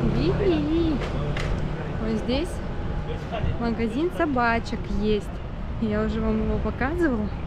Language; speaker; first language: Russian; native; Russian